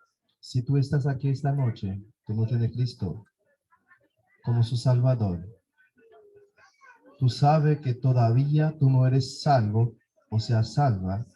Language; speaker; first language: Spanish; non-native, fluent; Haitian Creole